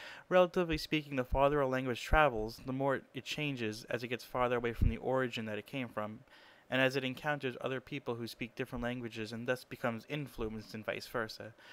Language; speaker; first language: English; native; English